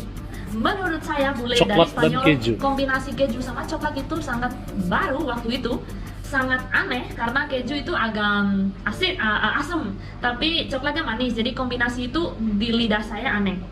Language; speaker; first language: Indonesian; non-native, fluent; Spanish